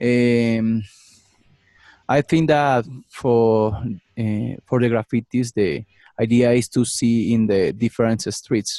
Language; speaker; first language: English; non-native, learner; Spanish